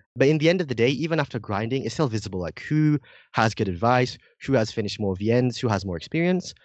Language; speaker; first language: English; non-native, fluent; Indonesian